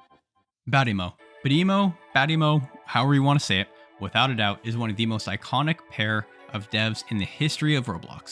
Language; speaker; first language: English; native; English